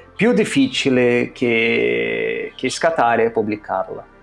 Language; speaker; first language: Italian; non-native, fluent; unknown